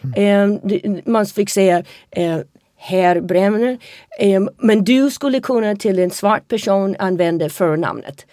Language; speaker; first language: Swedish; non-native, fluent; English